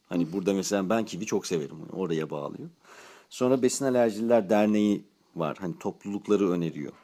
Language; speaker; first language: Turkish; native; Turkish